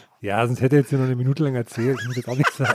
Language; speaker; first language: German; native; German